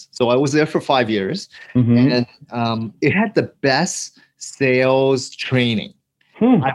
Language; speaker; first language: English; native; English